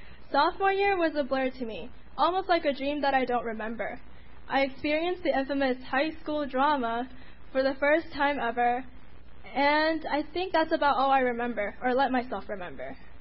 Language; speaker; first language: English; early bilingual, other home language; Chinese